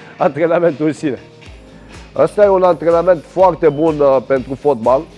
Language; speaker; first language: Romanian; early bilingual, heritage; Romanian